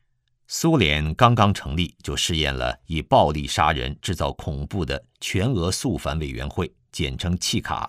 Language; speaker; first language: Chinese; native; Chinese